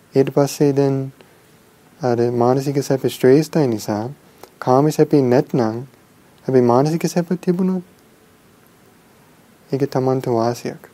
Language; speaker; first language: Sinhala; non-native, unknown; English